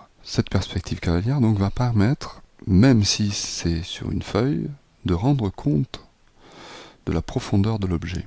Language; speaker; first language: French; native; French